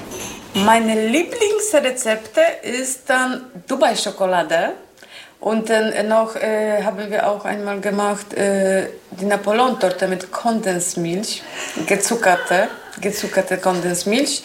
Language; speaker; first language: German; non-native, learner; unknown